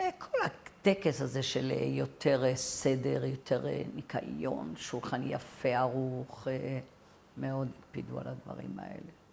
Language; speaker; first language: Hebrew; early bilingual, other home language; French